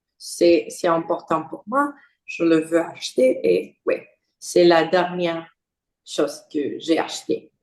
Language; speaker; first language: French; non-native, learner; English